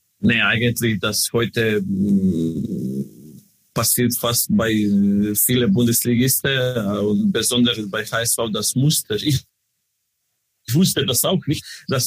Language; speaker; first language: German; non-native, learner; Croatian